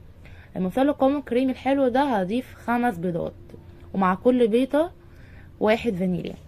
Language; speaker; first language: Arabic; native; Arabic